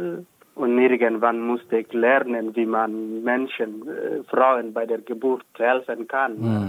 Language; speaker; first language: German; non-native, fluent; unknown